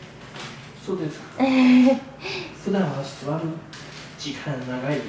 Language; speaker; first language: Japanese; non-native, learner; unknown